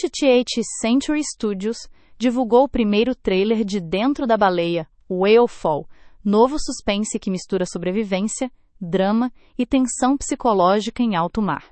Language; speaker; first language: Portuguese; native; Portuguese